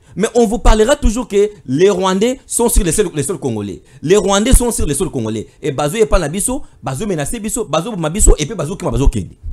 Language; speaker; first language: French; non-native, local second language; Lingala